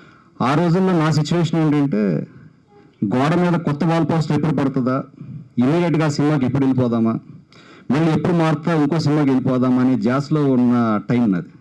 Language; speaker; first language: Telugu; native; Telugu